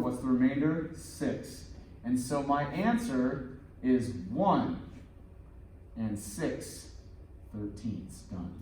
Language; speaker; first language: English; native; English